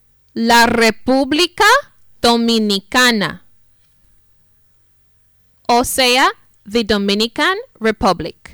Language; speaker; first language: Spanish; non-native, fluent; English